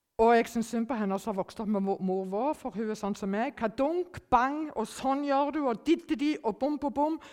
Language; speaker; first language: Norwegian; early bilingual, other home language; German